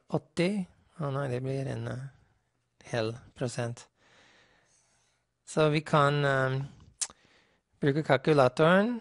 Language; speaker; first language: Norwegian; non-native, fluent; English